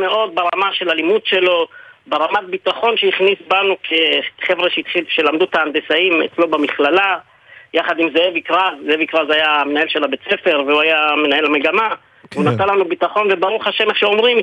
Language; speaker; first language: Hebrew; early bilingual, other home language; Arabic